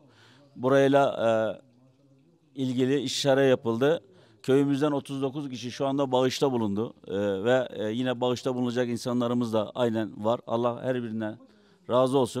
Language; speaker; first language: Turkish; native; Turkish